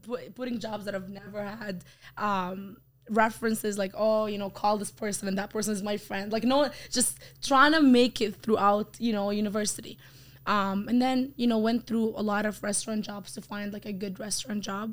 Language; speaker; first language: English; non-native, fluent; Arabic